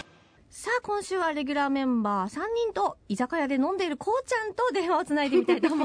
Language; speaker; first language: Japanese; native; Japanese